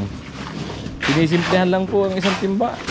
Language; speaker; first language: Filipino; native; Filipino